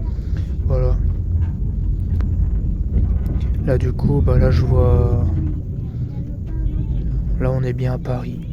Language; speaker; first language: French; native; French